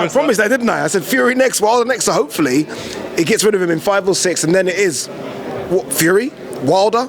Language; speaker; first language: English; native; English